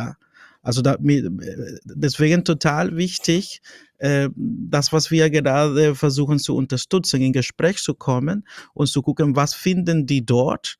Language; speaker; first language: German; non-native, fluent; Spanish